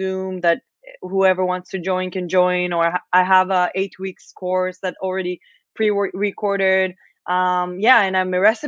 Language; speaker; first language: English; non-native, fluent; Hebrew